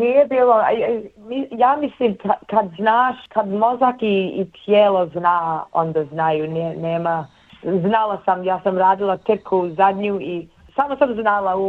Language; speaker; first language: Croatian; early bilingual, heritage; Bosnian